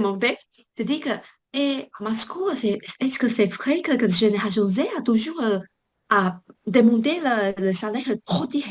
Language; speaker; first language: French; non-native, learner; Chinese